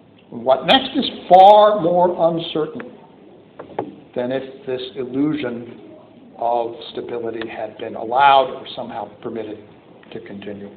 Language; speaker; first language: English; native; English